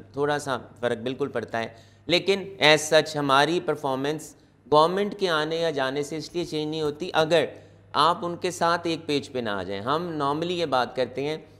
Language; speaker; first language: Urdu; non-native, local second language; Punjabi